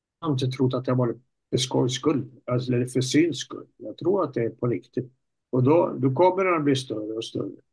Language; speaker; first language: Swedish; native; Swedish